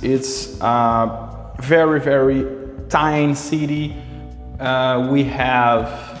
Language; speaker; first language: English; non-native, local second language; Portuguese